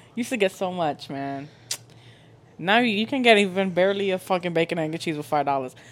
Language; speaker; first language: English; native; English